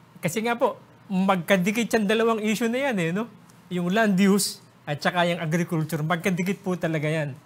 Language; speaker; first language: Filipino; native; Filipino